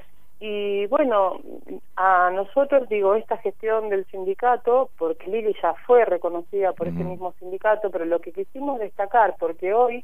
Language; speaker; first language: Spanish; native; Spanish